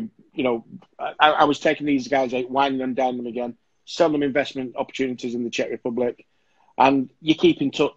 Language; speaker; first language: English; native; English